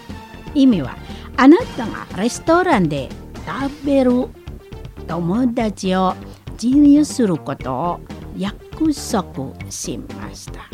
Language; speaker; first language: Japanese; non-native, learner; Indonesian